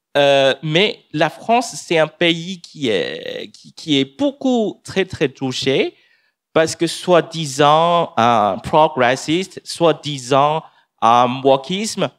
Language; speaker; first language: French; non-native, fluent; English